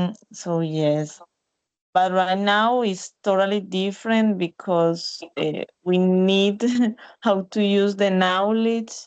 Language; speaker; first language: English; non-native, learner; Spanish